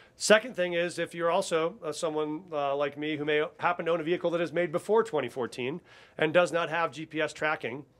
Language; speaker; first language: English; native; English